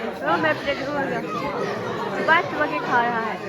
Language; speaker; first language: Hindi; non-native, local second language; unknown